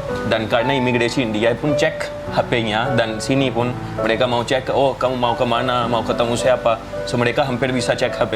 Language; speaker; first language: Indonesian; non-native, fluent; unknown